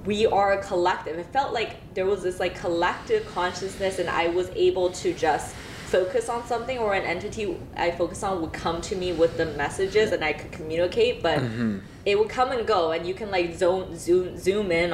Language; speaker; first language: English; native; English